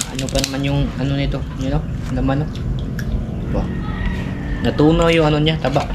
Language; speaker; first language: Filipino; non-native, local second language; Cebuano